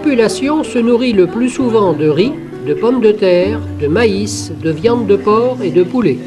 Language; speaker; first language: French; native; French